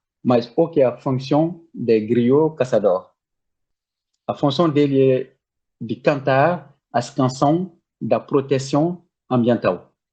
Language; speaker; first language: Portuguese; non-native, learner; Bambara